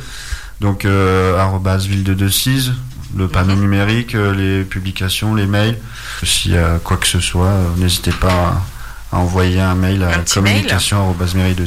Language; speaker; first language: French; native; French